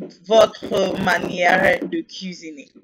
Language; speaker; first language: French; non-native, fluent; English